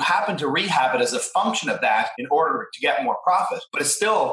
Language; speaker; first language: English; native; English